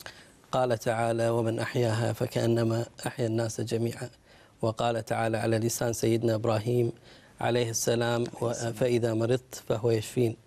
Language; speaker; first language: Arabic; native; Arabic